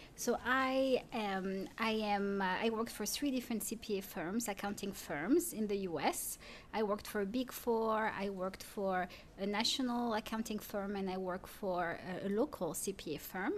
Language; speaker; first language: English; non-native, fluent; French